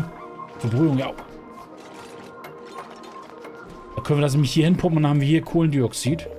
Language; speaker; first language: German; native; German